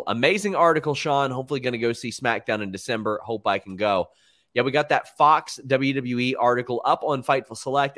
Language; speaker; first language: English; native; English